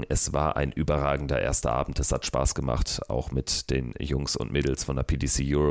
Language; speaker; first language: German; native; German